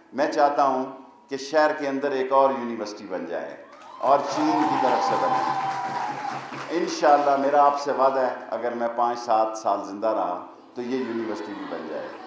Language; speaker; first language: Urdu; non-native, local second language; Punjabi